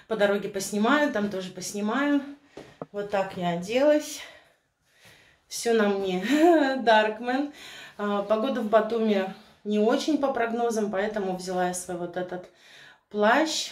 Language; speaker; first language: Russian; native; Russian